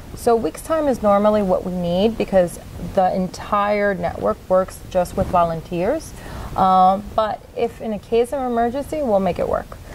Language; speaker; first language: English; native; English